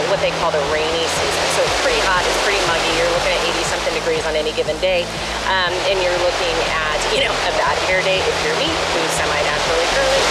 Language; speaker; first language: English; native; English